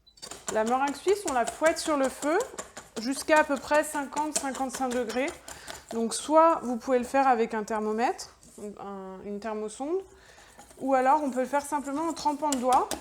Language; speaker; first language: French; native; French